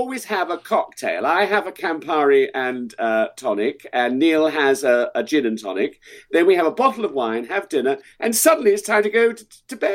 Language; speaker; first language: English; native; English